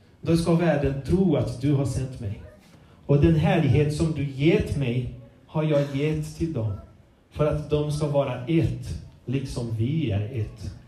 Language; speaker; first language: Swedish; non-native, fluent; Portuguese